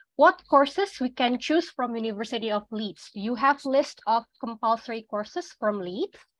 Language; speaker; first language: English; non-native, fluent; Indonesian